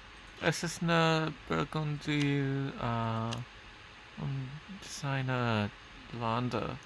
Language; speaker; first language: German; non-native, learner; English